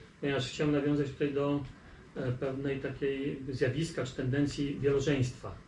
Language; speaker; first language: Polish; non-native, fluent; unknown